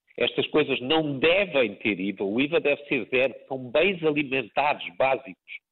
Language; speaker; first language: Portuguese; native; Portuguese